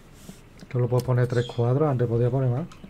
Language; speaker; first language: Spanish; native; Spanish